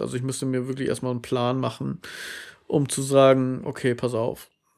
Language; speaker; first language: German; native; German